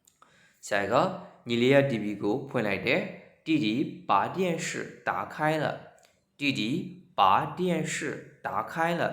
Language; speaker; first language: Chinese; non-native, fluent; Burmese